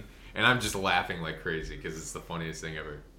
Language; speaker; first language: English; native; English